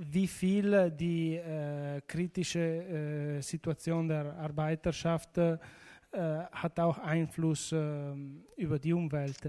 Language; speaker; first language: German; non-native, local second language; Italian